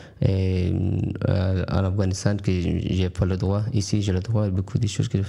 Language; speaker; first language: French; non-native, learner; Persian